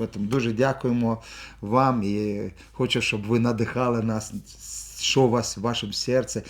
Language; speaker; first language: Ukrainian; non-native, local second language; Russian